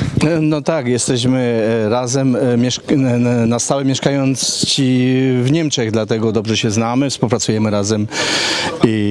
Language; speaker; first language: Polish; early bilingual, heritage; Polish